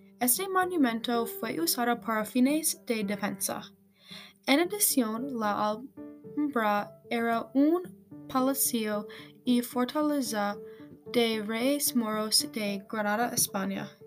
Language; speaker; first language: Spanish; non-native, learner; English